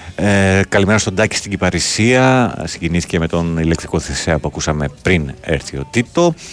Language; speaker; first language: Greek; native; Greek